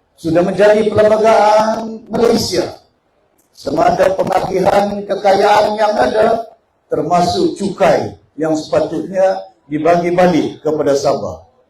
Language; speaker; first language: Malay; native; Malay